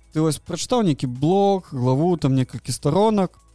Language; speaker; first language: Belarusian; non-native, local second language; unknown